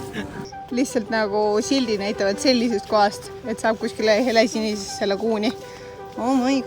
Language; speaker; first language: Estonian; native; Estonian